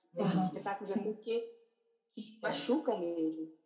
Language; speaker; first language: Portuguese; native; Portuguese